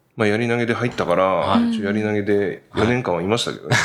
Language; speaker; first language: Japanese; native; Japanese